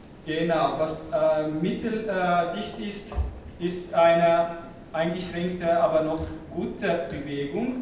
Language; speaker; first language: German; non-native, fluent; Arabic